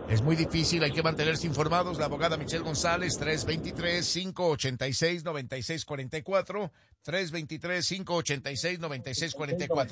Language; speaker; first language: Spanish; native; Spanish